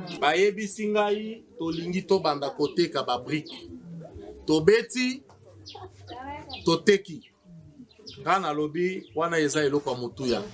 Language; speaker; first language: Lingala; native; Lingala